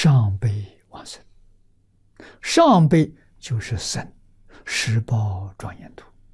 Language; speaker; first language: Chinese; native; Chinese